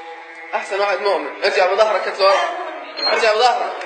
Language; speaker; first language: Arabic; native; Arabic